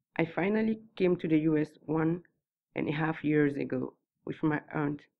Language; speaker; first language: English; non-native, fluent; Susu